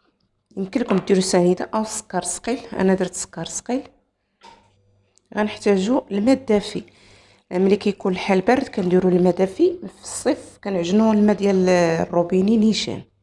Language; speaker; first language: Arabic; native; Arabic